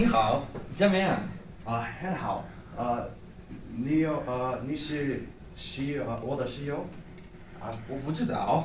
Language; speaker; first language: Chinese; non-native, learner; English